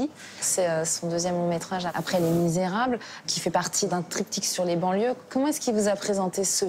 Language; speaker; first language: French; native; French